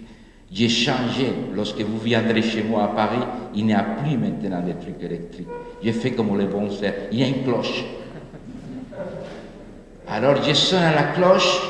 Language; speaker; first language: French; non-native, fluent; Spanish